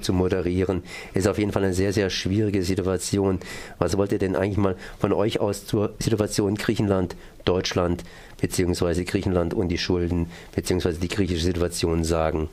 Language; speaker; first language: German; native; German